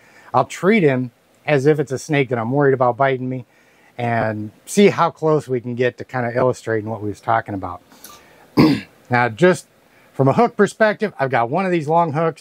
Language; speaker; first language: English; native; English